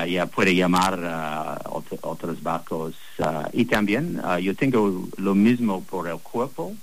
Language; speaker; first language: Spanish; non-native, learner; English